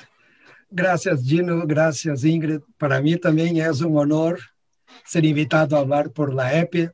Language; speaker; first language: Spanish; non-native, fluent; Portuguese